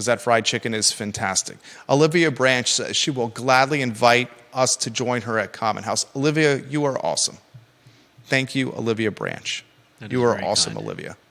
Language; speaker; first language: English; native; English